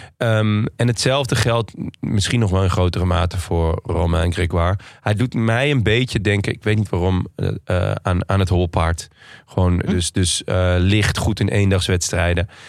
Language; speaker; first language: Dutch; native; Dutch